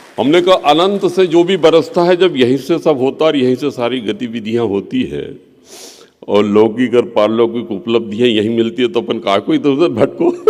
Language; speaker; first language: Hindi; non-native, local second language; Gondi